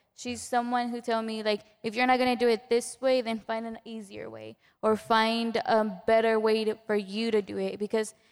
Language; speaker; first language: English; early bilingual, other home language; Spanish